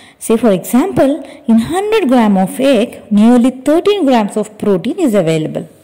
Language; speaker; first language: English; non-native, local second language; Telugu